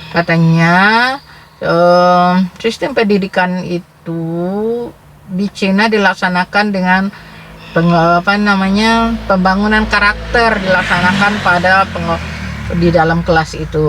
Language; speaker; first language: Indonesian; native; Indonesian